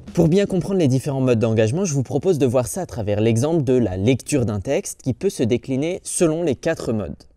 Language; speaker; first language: French; native; French